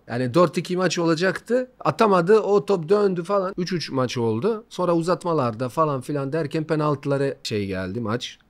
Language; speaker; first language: Turkish; non-native, fluent; Bosnian